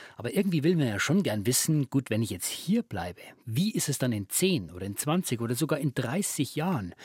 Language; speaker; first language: German; native; German